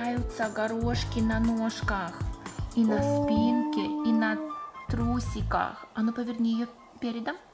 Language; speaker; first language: Russian; native; Russian